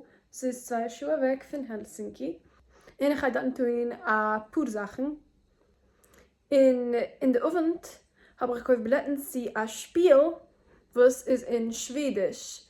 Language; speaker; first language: German; non-native, learner; English